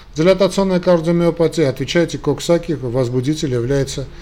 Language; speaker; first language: Russian; non-native, local second language; Armenian